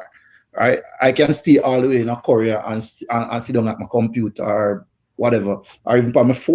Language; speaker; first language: English; native; English